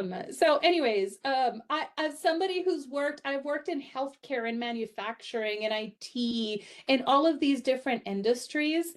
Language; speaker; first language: English; native; English